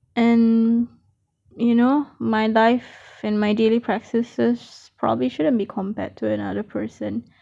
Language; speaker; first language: English; non-native, local second language; Malay